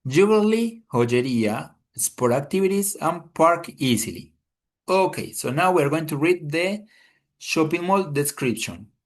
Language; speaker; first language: English; non-native, fluent; Spanish